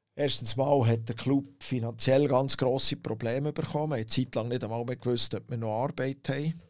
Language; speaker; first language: German; native; German